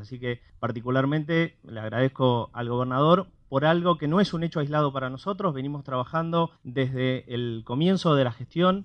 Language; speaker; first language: Spanish; native; Spanish